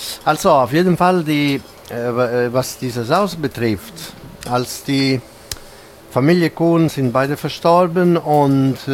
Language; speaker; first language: German; non-native, fluent; Italian